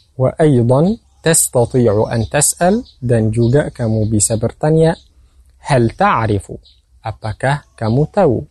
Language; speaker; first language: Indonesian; non-native, fluent; Arabic